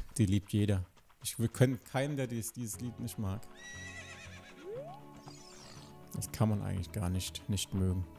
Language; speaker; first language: German; native; German